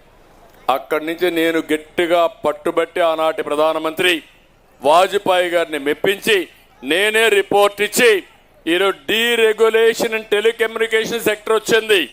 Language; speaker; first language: Telugu; native; Telugu